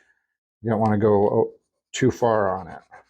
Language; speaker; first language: English; native; English